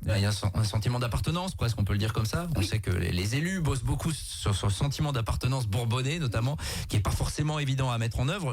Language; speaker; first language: French; native; French